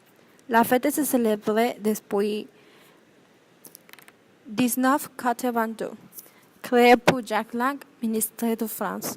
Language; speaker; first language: French; non-native, learner; Spanish